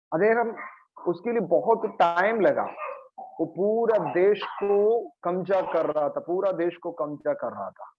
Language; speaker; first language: Hindi; non-native, local second language; Malayalam